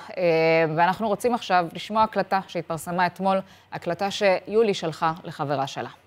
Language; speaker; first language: Hebrew; native; Hebrew